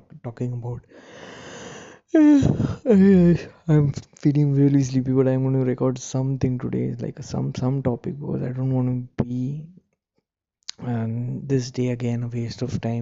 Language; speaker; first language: English; non-native, local second language; Marathi